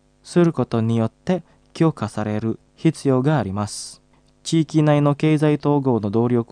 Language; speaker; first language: Japanese; non-native, fluent; Indonesian